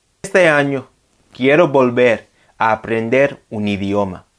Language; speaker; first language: Spanish; non-native, fluent; English